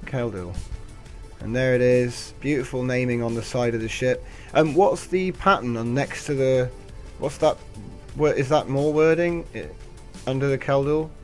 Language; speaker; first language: English; native; English